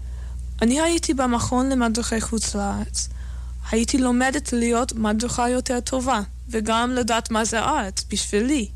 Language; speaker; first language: Hebrew; non-native, fluent; English